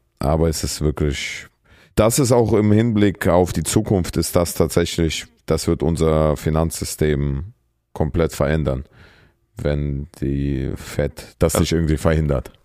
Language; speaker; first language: German; early bilingual, other home language; Russian